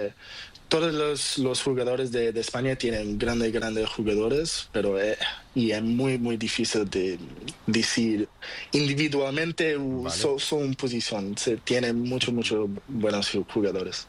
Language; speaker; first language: Spanish; non-native, learner; Portuguese